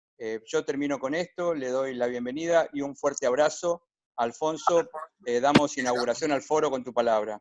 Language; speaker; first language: Spanish; native; Spanish